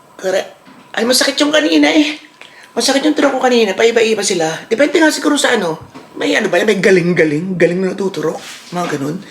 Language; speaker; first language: Filipino; native; Filipino